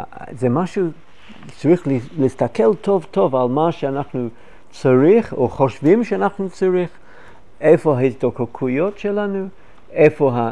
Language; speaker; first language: Hebrew; non-native, fluent; English